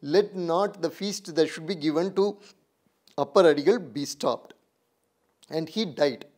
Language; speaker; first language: English; non-native, local second language; Tamil